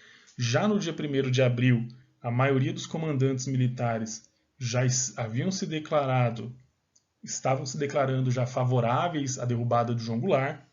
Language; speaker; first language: Portuguese; native; Portuguese